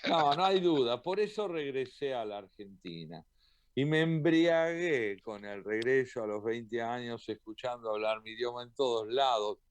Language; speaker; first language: Spanish; early bilingual, heritage; Spanish